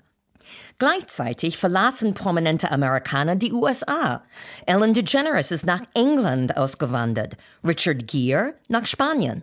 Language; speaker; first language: German; non-native, fluent; English